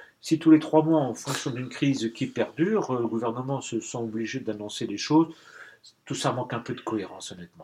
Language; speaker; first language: French; native; French